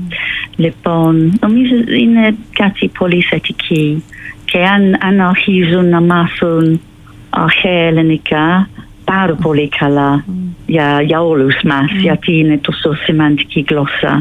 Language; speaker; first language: Greek; non-native, fluent; English